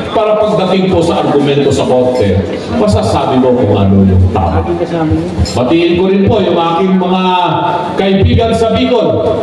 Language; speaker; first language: Filipino; non-native, local second language; Pangasinan